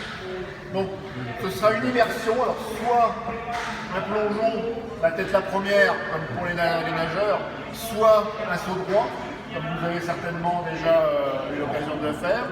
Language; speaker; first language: French; native; French